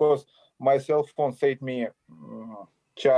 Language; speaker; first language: English; non-native, learner; Ukrainian